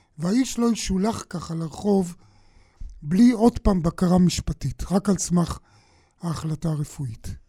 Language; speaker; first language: Hebrew; native; Hebrew